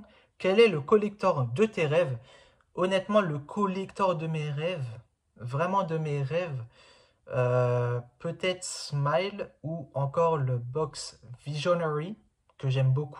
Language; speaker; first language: French; native; French